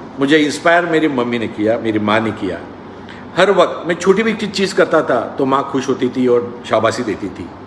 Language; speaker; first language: Hindi; non-native, local second language; Marathi